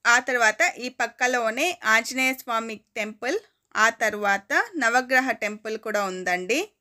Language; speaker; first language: Telugu; non-native, local second language; Kannada